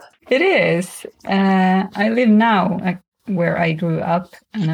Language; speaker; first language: English; non-native, fluent; Swedish